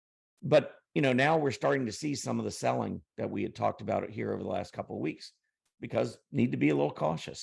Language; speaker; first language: English; native; English